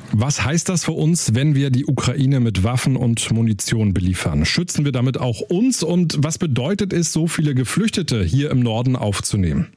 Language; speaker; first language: German; native; German